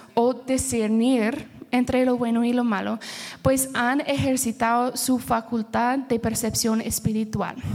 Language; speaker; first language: Spanish; early bilingual, heritage; Spanish